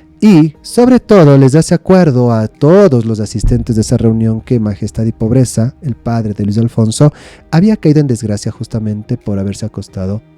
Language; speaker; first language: Spanish; native; Spanish